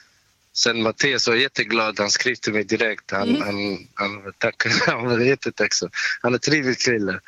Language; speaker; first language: Swedish; non-native, local second language; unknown